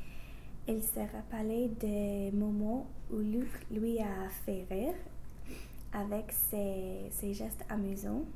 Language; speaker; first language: French; non-native, fluent; English